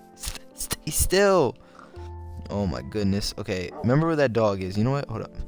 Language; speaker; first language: English; native; English